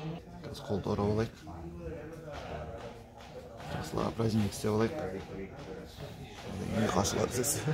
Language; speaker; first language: Kazakh; native; Kazakh